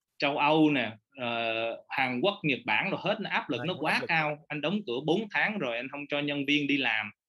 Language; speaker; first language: Vietnamese; early bilingual, heritage; Vietnamese